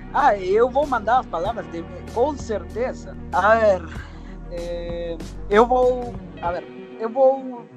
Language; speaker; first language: Portuguese; non-native, fluent; Spanish